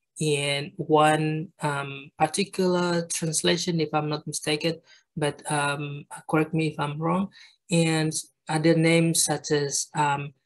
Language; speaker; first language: English; non-native, fluent; Indonesian